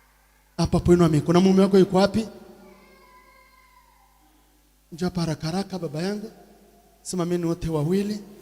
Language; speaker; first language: Swahili; native; Swahili